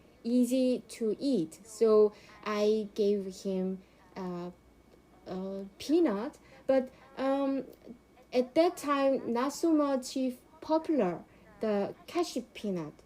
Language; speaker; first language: English; non-native, learner; Korean